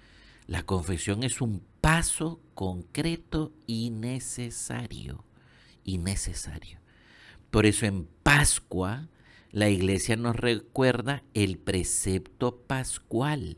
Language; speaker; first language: Spanish; native; Spanish